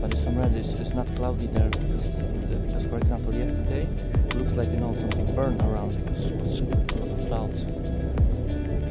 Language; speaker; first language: English; non-native, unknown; Polish